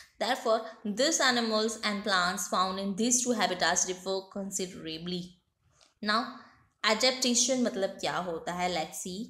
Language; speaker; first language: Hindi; non-native, local second language; Gujarati